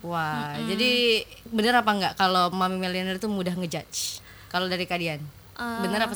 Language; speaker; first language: Indonesian; native; Indonesian